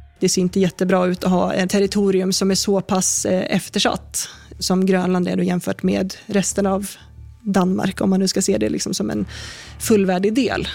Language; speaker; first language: Swedish; native; Swedish